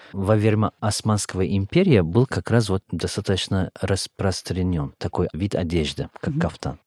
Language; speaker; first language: Russian; non-native, fluent; Turkish